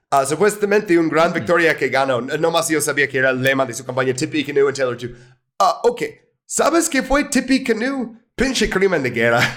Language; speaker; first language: Spanish; non-native, fluent; English